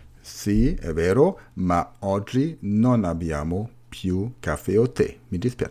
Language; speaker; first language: Italian; non-native, learner; German